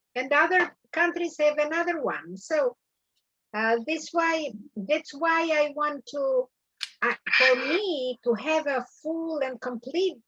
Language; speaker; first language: English; non-native, learner; Albanian